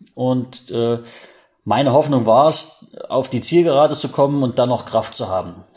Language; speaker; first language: German; native; German